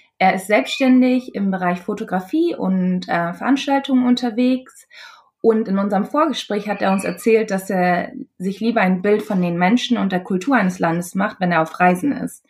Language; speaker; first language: German; native; German